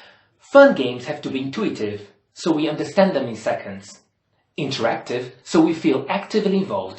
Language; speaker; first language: English; non-native, fluent; Portuguese